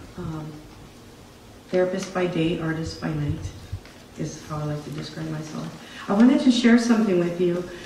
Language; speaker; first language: English; native; English